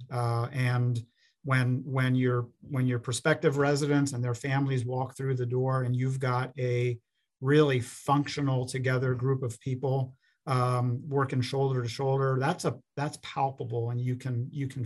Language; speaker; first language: English; native; English